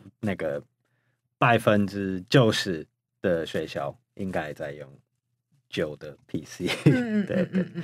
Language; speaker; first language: Chinese; non-native, fluent; English